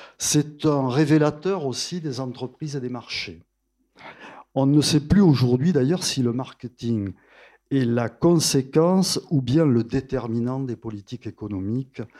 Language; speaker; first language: French; native; French